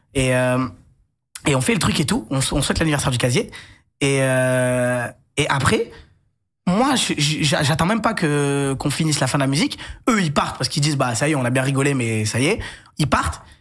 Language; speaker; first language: French; native; French